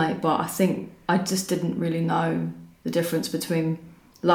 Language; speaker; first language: English; native; English